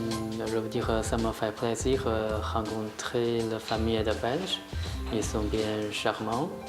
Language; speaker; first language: French; non-native, learner; Chinese